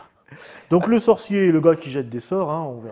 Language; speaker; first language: French; native; French